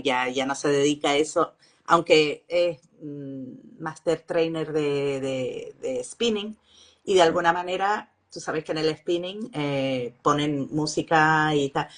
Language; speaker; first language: Spanish; native; Spanish